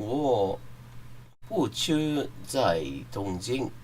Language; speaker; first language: Chinese; non-native, learner; English